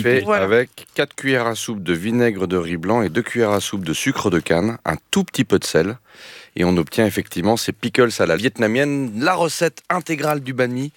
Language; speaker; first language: French; native; French